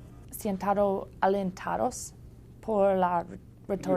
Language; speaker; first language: Spanish; non-native, learner; English